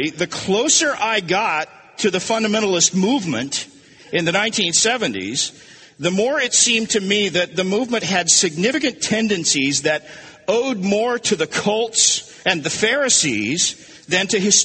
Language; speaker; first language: English; native; English